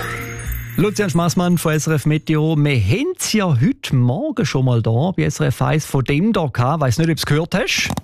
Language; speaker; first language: German; native; German